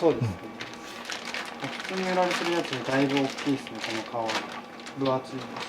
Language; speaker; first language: Japanese; native; Japanese